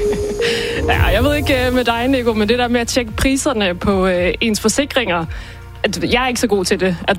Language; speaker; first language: Danish; native; Danish